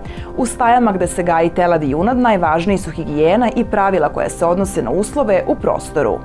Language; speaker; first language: Serbian; native; Serbian